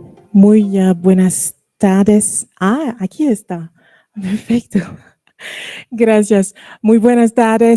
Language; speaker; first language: Spanish; non-native, learner; French